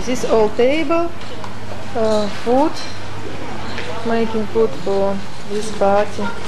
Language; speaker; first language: English; non-native, learner; Russian